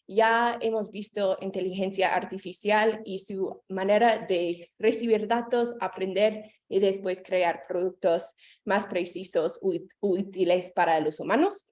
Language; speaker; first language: Spanish; non-native, fluent; English